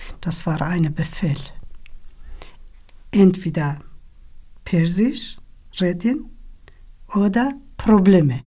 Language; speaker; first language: German; non-native, learner; Kurdish